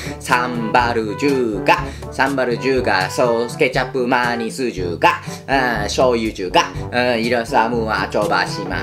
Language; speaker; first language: Indonesian; non-native, fluent; Japanese